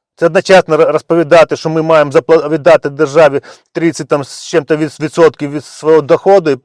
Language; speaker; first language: Ukrainian; native; Ukrainian